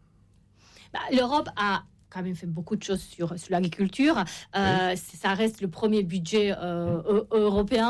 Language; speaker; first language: French; non-native, fluent; Romanian